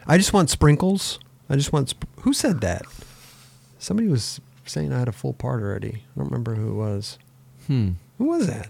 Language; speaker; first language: English; native; English